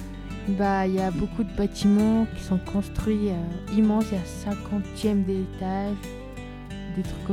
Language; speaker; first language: French; early bilingual, other home language; Turkish